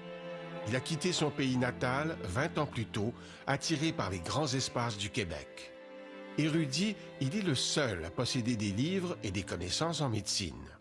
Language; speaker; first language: French; native; French